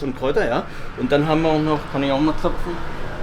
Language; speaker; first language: German; native; German